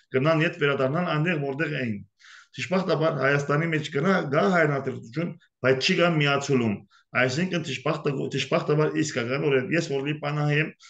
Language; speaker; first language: Armenian; early bilingual, heritage; Armenian